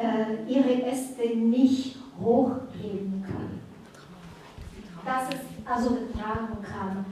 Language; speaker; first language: German; non-native, fluent; Russian